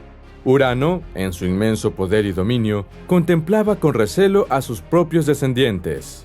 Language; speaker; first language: Spanish; native; Spanish